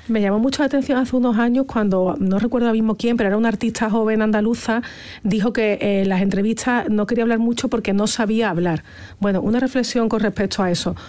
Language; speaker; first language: Spanish; native; Spanish